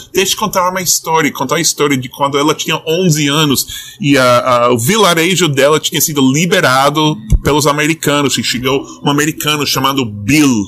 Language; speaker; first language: Portuguese; non-native, fluent; English